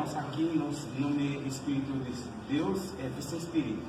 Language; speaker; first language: Portuguese; non-native, learner; Haitian Creole